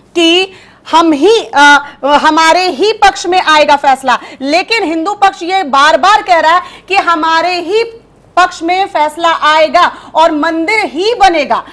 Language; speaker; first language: Hindi; native; Hindi